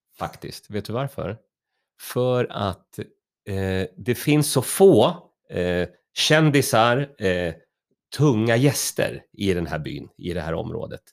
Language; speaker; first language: Swedish; native; Swedish